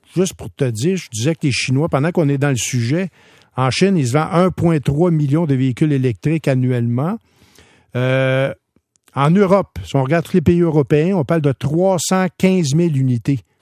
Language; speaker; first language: French; native; French